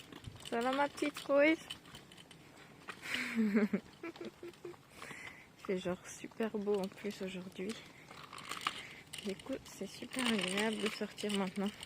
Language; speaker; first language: French; native; French